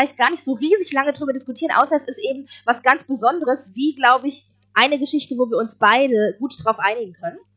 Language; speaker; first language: German; native; German